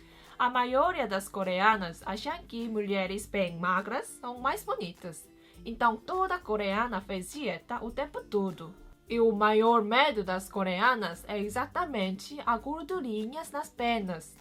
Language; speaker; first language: Portuguese; non-native, fluent; Korean